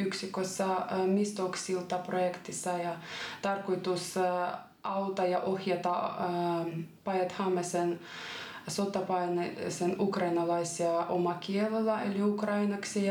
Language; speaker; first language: Finnish; non-native, fluent; Ukrainian